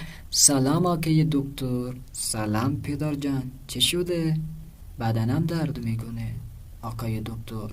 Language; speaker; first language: Persian; non-native, fluent; Urdu